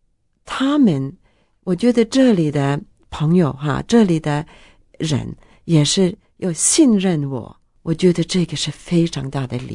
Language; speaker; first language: Chinese; non-native, fluent; Norwegian